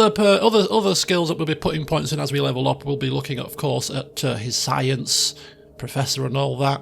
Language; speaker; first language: English; native; English